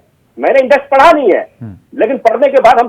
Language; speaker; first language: Hindi; native; Hindi